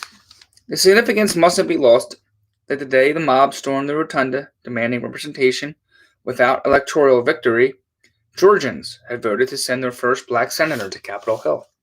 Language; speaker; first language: English; native; English